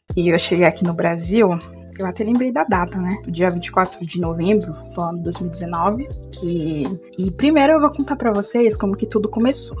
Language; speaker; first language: Portuguese; non-native, fluent; Haitian Creole